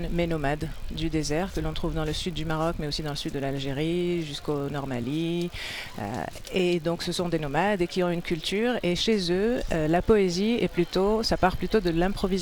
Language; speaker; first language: French; non-native, local second language; Arabic